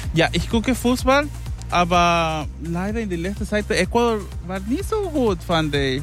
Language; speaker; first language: German; non-native, fluent; Spanish